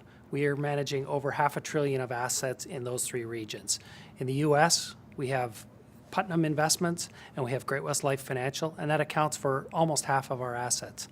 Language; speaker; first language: English; native; English